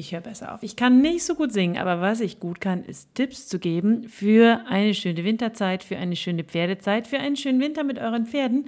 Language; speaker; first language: German; native; German